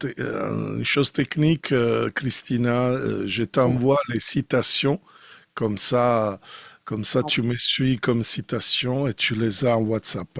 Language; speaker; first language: French; non-native, fluent; Italian